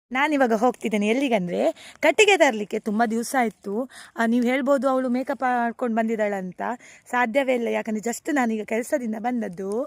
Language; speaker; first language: Kannada; non-native, local second language; Tulu